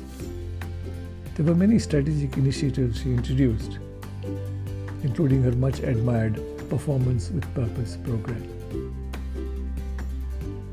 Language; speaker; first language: English; non-native, local second language; Kannada